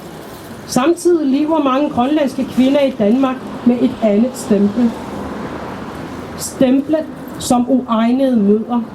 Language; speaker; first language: Danish; non-native, local second language; Kalaallisut